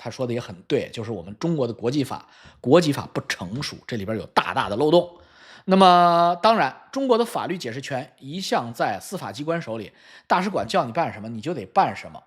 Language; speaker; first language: Chinese; native; Chinese